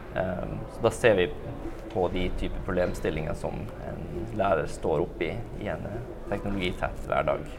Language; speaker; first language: Norwegian; native; Norwegian